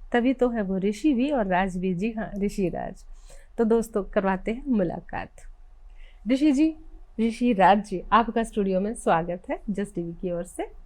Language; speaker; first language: Hindi; native; Hindi